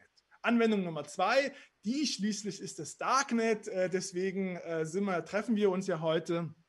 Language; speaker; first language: German; native; German